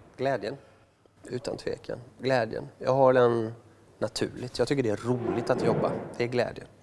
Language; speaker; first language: Swedish; early bilingual, other home language; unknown